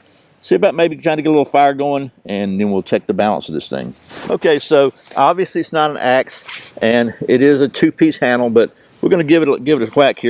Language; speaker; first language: English; native; English